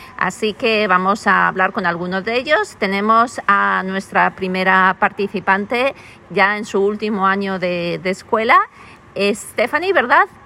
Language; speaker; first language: Spanish; native; Spanish